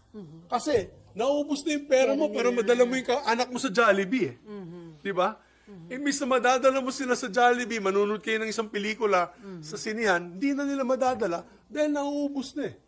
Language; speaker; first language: Filipino; non-native, local second language; Cebuano